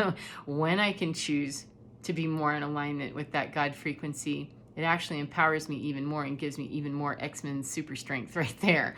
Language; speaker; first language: English; native; English